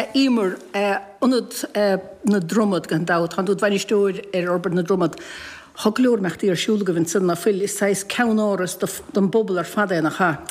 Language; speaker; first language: Irish; native; Irish